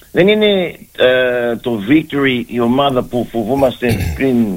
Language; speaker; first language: Greek; early bilingual, heritage; Greek